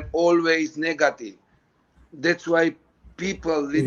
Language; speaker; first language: English; non-native, learner; Georgian